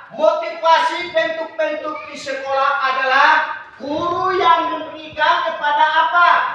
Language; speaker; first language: Indonesian; non-native, local second language; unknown